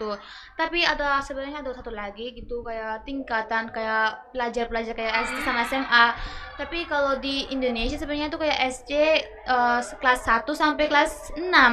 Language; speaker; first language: Indonesian; early bilingual, other home language; Bangla